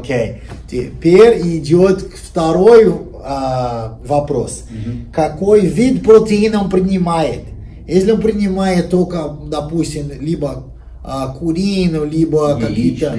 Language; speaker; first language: Russian; non-native, fluent; Portuguese